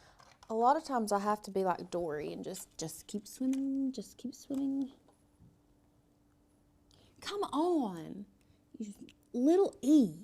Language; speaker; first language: English; native; English